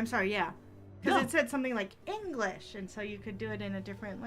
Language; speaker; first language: English; native; English